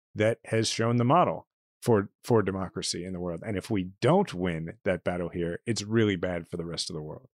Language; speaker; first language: English; native; English